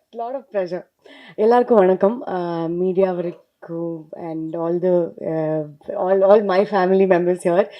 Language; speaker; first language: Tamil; non-native, local second language; Kannada